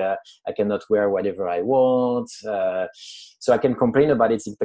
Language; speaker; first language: English; non-native, fluent; French